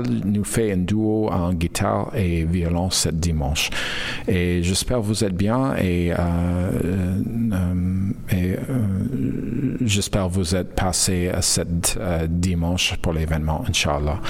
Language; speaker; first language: French; non-native, learner; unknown